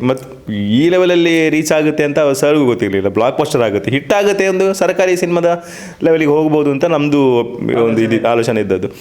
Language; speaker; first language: Kannada; non-native, local second language; Tulu